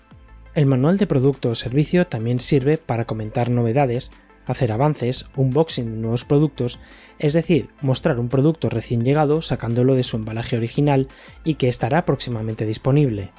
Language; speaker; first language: Spanish; native; Spanish